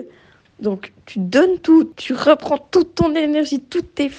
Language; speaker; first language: French; native; French